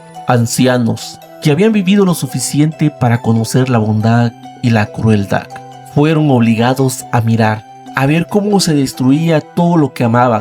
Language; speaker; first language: Spanish; native; Spanish